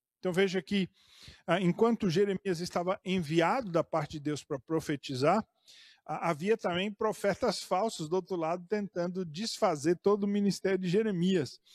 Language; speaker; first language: Portuguese; native; Portuguese